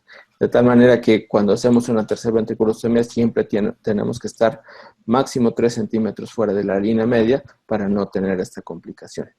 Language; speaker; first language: Spanish; native; Spanish